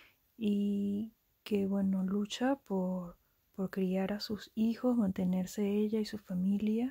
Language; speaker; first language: Spanish; native; Spanish